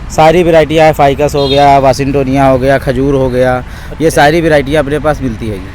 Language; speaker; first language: Hindi; non-native, local second language; Punjabi